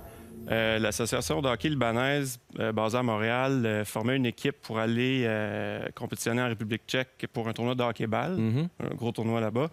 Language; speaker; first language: French; native; French